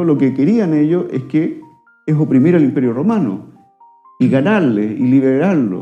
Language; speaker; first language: Spanish; native; Spanish